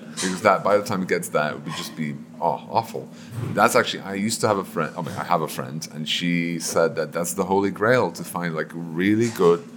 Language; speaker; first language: English; non-native, fluent; Czech